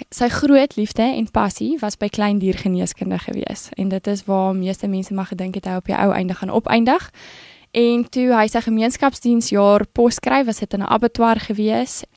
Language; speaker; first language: Afrikaans; native; Afrikaans